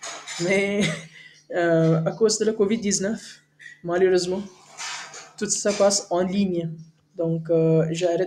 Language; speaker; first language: French; non-native, learner; Hindi